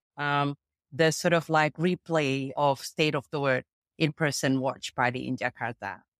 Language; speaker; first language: English; non-native, fluent; Indonesian